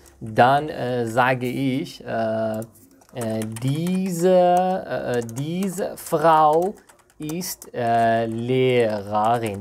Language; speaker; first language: German; non-native, fluent; Persian